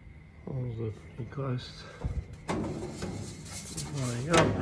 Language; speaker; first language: English; native; English